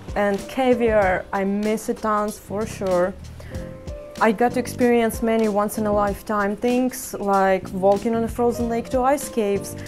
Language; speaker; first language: English; non-native, fluent; Ukrainian